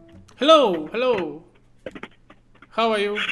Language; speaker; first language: English; non-native, learner; Russian